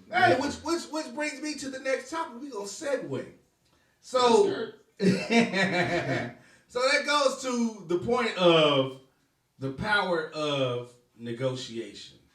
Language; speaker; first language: English; native; English